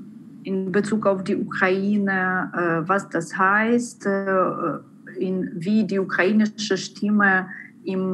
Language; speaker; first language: German; non-native, fluent; Ukrainian